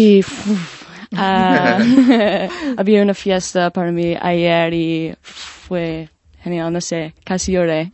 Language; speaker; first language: Spanish; non-native, fluent; English